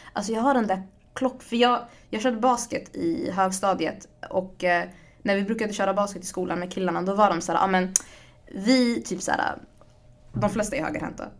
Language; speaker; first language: Swedish; early bilingual, other home language; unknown